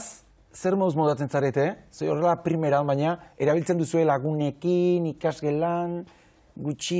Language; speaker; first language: Basque; native; Basque